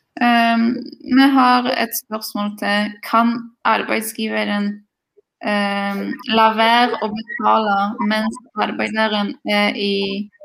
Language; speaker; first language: Norwegian; non-native, fluent; Polish